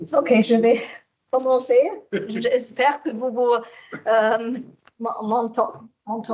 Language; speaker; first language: French; non-native, fluent; German